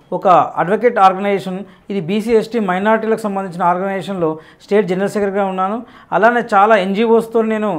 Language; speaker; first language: Telugu; native; Telugu